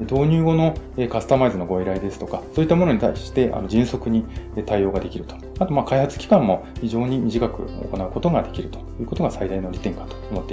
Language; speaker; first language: Japanese; native; Japanese